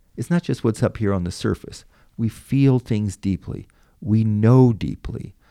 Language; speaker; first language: English; native; English